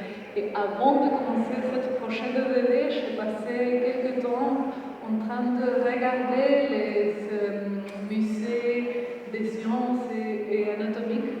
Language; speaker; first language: French; non-native, fluent; Spanish